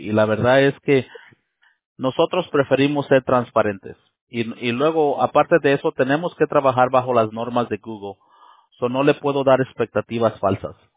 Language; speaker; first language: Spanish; early bilingual, heritage; Spanish